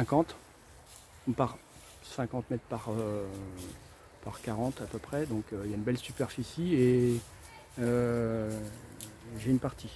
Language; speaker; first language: French; native; French